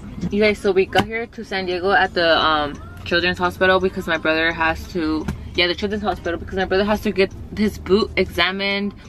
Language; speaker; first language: English; early bilingual, other home language; Spanish